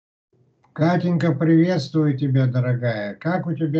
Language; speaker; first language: Russian; native; Russian